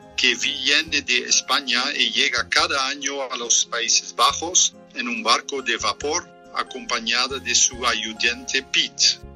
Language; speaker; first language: Spanish; non-native, fluent; Dutch